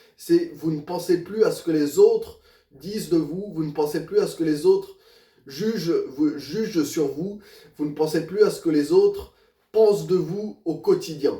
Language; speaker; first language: French; native; French